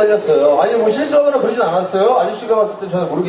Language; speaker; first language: Korean; native; Korean